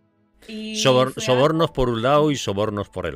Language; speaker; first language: Spanish; native; Spanish